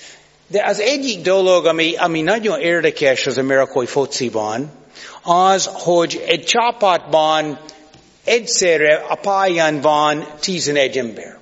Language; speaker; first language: Hungarian; non-native, fluent; English